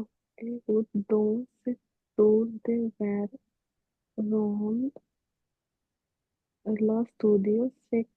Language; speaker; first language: French; non-native, learner; Punjabi